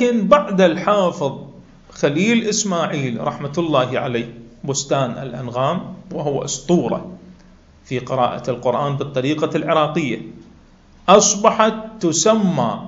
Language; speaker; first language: Arabic; native; Arabic